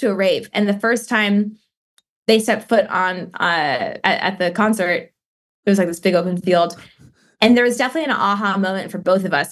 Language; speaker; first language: English; native; English